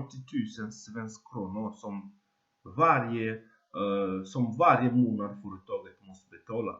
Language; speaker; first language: Swedish; non-native, fluent; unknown